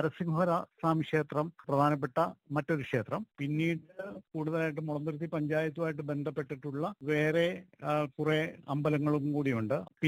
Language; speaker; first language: Malayalam; native; Malayalam